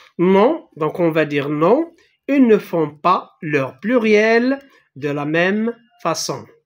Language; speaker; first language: French; non-native, local second language; Arabic